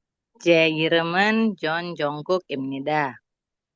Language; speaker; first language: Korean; non-native, learner; Indonesian